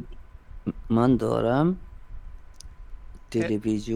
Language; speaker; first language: Persian; non-native, learner; Urdu